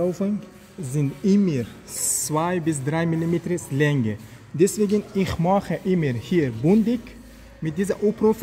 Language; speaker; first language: German; non-native, learner; Persian